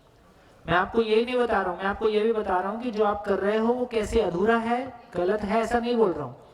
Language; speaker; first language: Hindi; native; Hindi